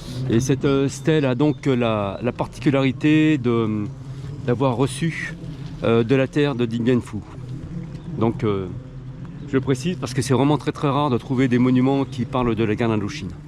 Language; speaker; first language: French; native; French